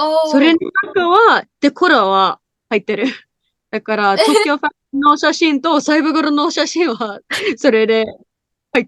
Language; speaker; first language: Japanese; non-native, learner; English